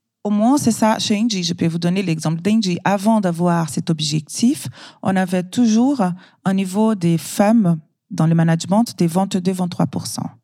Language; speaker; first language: French; non-native, fluent; Portuguese